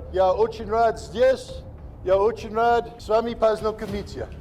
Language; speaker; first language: Russian; non-native, learner; English